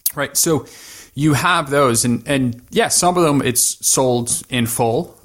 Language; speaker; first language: English; native; English